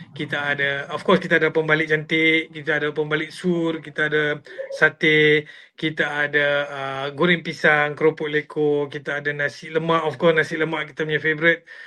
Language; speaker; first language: Malay; native; Malay